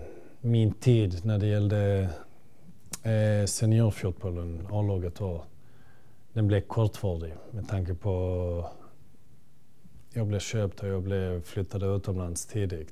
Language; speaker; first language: Swedish; early bilingual, other home language; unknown